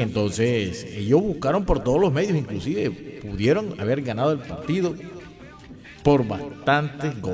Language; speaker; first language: Spanish; native; Spanish